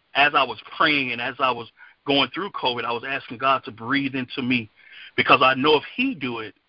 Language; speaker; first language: English; native; English